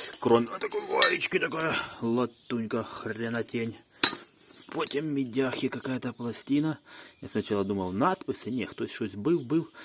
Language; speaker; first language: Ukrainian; non-native, local second language; Russian